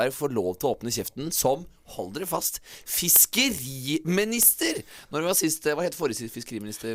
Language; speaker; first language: Norwegian; native; Norwegian